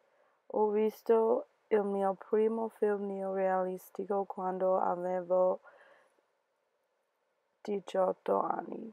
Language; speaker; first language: Italian; non-native, learner; English